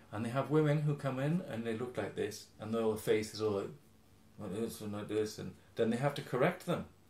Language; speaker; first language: English; native; English